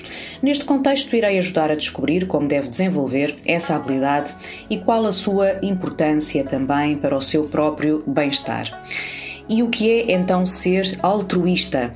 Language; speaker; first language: Portuguese; native; Portuguese